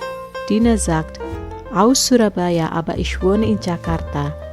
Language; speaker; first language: German; non-native, fluent; Indonesian